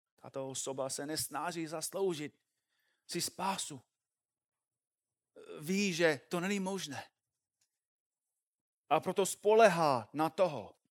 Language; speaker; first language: Czech; non-native, fluent; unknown